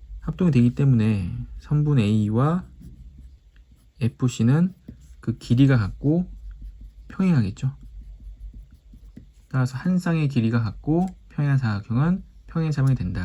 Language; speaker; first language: Korean; native; Korean